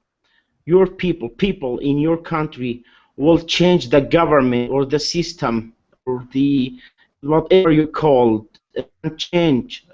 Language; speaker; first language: English; non-native, learner; Arabic